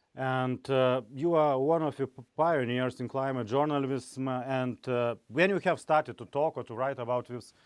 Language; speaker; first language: English; non-native, fluent; Lithuanian